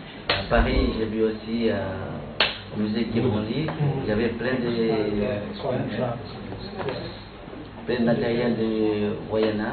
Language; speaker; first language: French; non-native, local second language; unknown